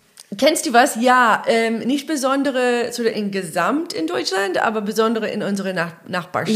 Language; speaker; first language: German; non-native, learner; English